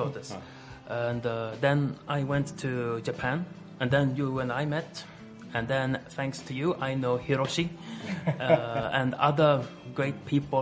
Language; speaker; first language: English; non-native, fluent; Swedish